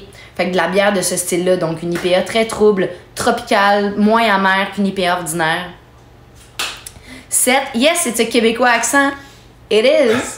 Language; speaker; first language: French; native; French